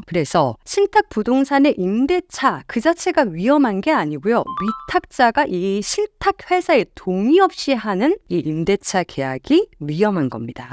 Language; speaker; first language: Korean; native; Korean